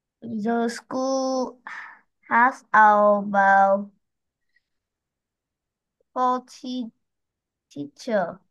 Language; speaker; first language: English; non-native, learner; Vietnamese